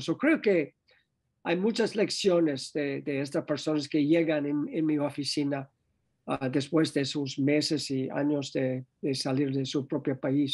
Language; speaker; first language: Spanish; non-native, learner; English